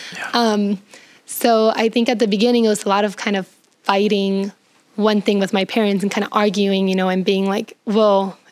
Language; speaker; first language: English; early bilingual, other home language; Spanish